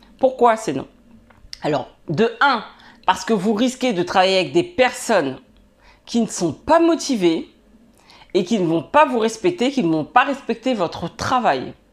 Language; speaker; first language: French; native; French